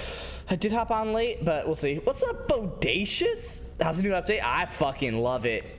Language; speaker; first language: English; native; English